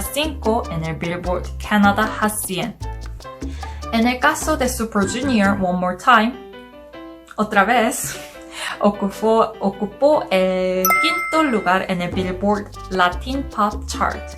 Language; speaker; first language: Spanish; non-native, learner; Korean